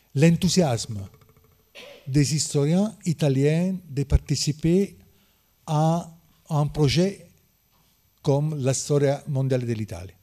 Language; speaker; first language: French; non-native, learner; Italian